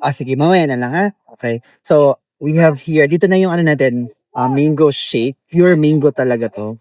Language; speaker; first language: Filipino; native; Filipino